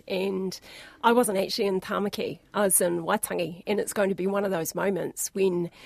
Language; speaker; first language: English; native; English